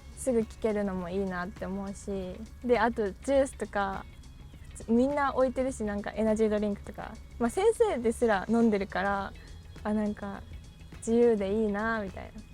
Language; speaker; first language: Japanese; native; Japanese